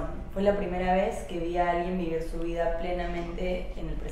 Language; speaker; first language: Spanish; non-native, learner; English